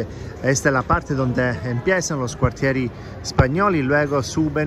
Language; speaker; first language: Spanish; non-native, fluent; Italian